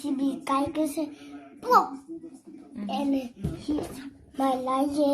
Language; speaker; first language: Dutch; early bilingual, other home language; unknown